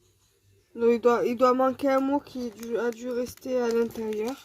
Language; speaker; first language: French; native; French